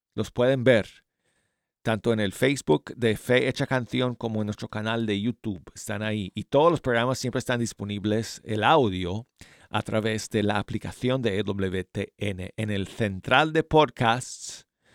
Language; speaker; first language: Spanish; native; Spanish